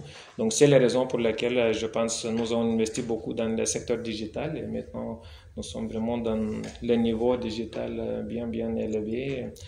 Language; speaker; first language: French; non-native, fluent; Lithuanian